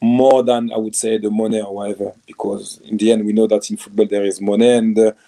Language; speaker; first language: English; non-native, fluent; French